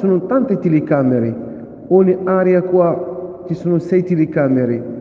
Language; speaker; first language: Italian; non-native, fluent; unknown